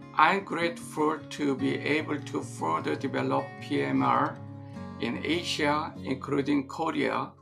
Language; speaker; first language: English; non-native, fluent; Korean